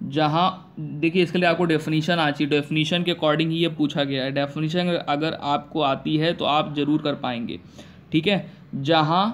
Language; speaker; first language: Hindi; native; Hindi